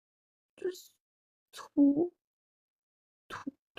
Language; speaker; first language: French; non-native, learner; Chinese